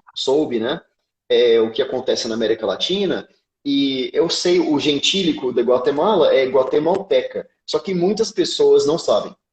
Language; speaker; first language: Portuguese; native; Portuguese